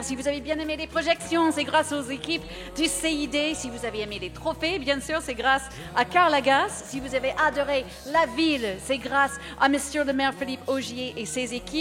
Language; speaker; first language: French; native; French